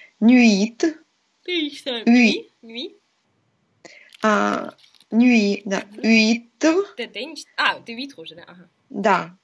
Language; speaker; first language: French; non-native, learner; Russian